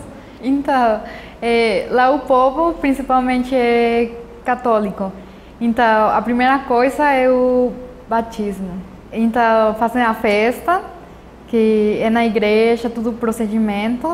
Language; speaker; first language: Portuguese; non-native, fluent; Spanish